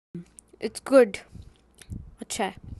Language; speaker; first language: Hindi; non-native, local second language; Marathi